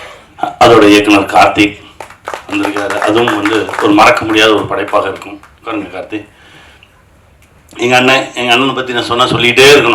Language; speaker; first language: Tamil; native; Tamil